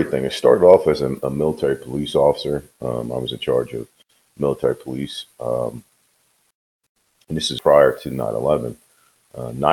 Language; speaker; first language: English; native; English